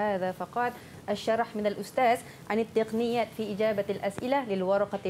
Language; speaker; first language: Arabic; non-native, fluent; Malay